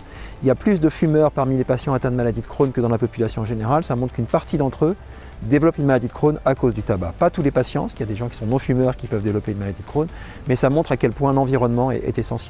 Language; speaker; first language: French; native; French